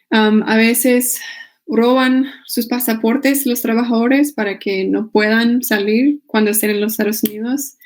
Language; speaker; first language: Spanish; non-native, fluent; English